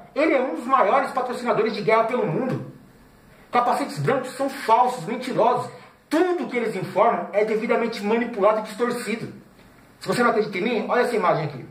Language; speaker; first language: Portuguese; native; Portuguese